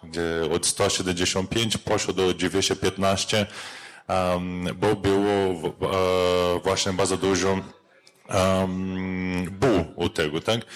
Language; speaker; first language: Polish; non-native, learner; Portuguese